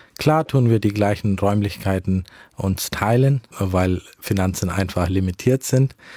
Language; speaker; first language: German; early bilingual, heritage; German